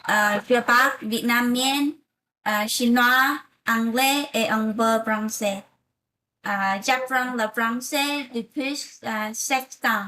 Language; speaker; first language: French; non-native, learner; Vietnamese